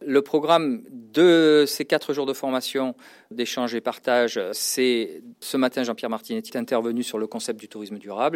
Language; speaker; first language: French; native; French